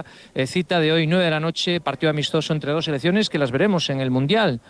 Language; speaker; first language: Spanish; native; Spanish